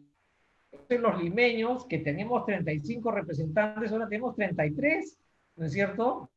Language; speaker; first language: Spanish; native; Spanish